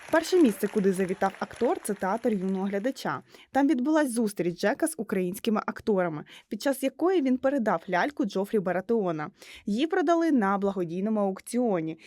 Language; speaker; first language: Ukrainian; native; Ukrainian